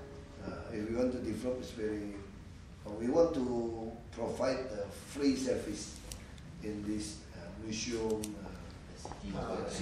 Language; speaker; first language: English; non-native, learner; Indonesian